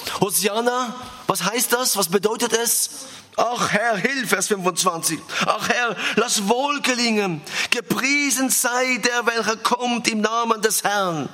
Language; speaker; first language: German; non-native, fluent; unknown